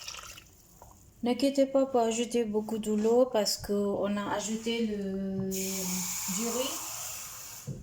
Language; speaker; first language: French; non-native, learner; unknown